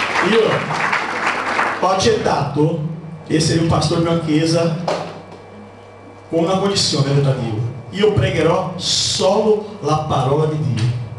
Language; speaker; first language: Italian; non-native, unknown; Portuguese